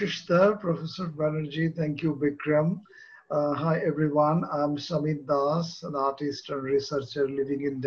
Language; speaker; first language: English; non-native, local second language; Bangla